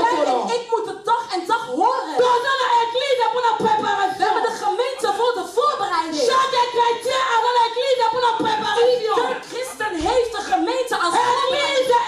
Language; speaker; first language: Dutch; non-native, learner; French